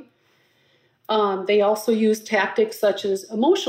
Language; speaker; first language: English; native; English